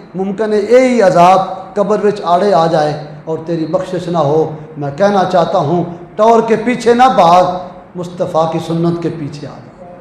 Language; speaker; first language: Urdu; non-native, local second language; Punjabi